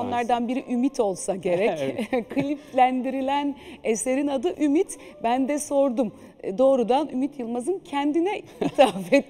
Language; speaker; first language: Turkish; native; Turkish